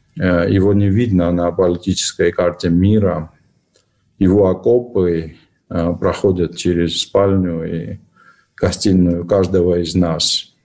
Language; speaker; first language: Russian; non-native, local second language; Georgian